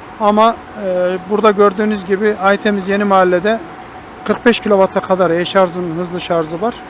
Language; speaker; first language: Turkish; native; Turkish